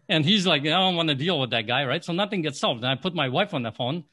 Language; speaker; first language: English; non-native, fluent; Polish